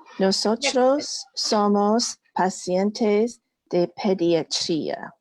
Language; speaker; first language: Spanish; non-native, learner; English